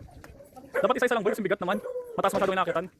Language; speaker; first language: Filipino; native; Filipino